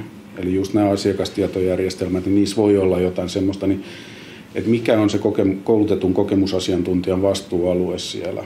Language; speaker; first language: Finnish; native; Finnish